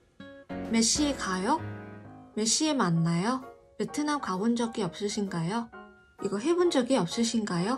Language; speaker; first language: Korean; non-native, fluent; Vietnamese